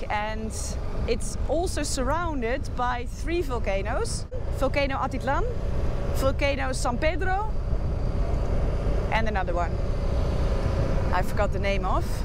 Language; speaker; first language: English; non-native, fluent; Dutch